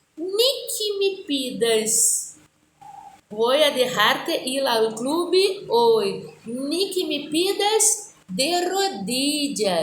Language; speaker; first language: Spanish; non-native, fluent; Portuguese